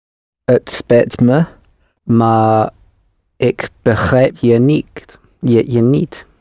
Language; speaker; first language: Dutch; non-native, learner; English